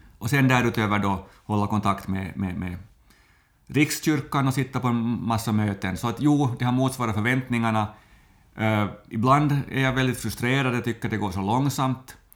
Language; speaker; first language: Swedish; native; Swedish